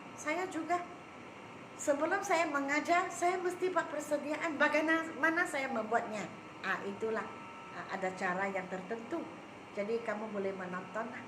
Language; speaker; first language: Malay; non-native, local second language; Chinese